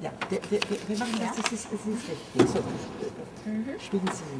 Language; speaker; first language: German; non-native, learner; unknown